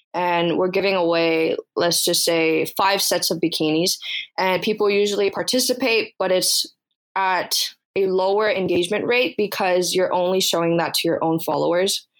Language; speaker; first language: English; early bilingual, other home language; Chinese